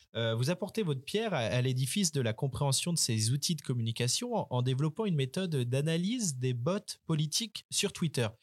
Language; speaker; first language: French; native; French